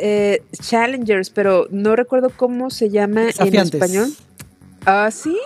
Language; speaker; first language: Spanish; native; Spanish